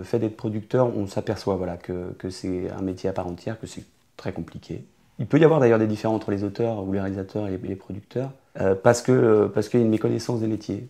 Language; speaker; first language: French; native; French